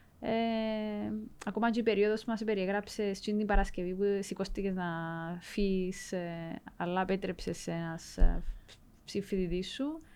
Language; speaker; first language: Greek; native; Greek